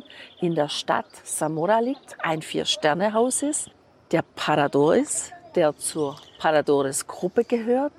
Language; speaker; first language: German; native; German